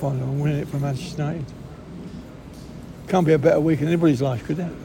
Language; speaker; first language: English; native; English